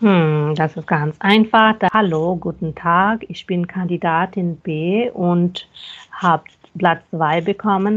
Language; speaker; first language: German; non-native, fluent; Hindi